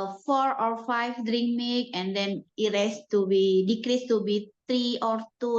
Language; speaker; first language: English; non-native, learner; Indonesian